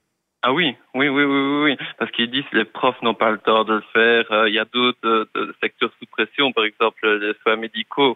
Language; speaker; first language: French; native; French